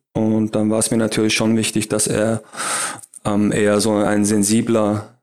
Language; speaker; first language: German; native; German